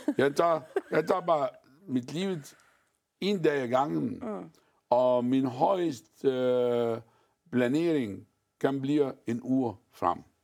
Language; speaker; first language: Danish; non-native, fluent; Arabic